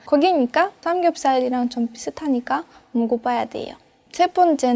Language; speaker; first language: Korean; non-native, fluent; Russian